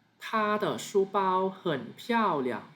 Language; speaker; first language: Chinese; non-native, fluent; Thai